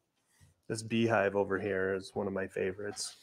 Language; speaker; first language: English; native; English